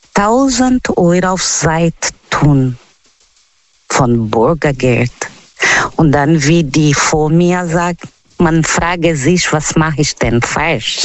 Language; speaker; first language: German; non-native, learner; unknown